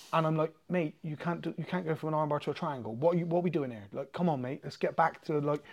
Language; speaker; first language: English; native; English